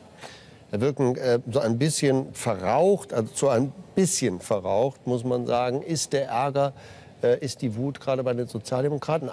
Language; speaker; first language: German; native; German